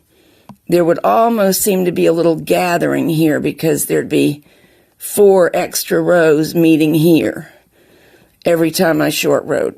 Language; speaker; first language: English; native; English